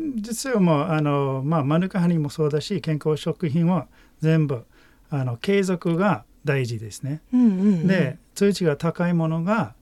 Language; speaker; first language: Japanese; non-native, fluent; English